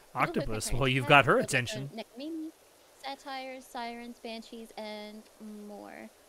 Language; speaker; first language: English; native; English